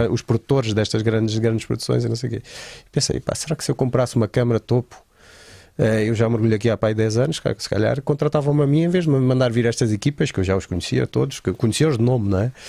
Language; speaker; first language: Portuguese; native; Portuguese